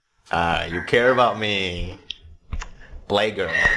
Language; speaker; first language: English; non-native, fluent; Indonesian